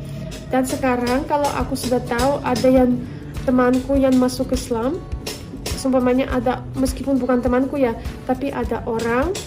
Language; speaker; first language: Indonesian; non-native, fluent; Russian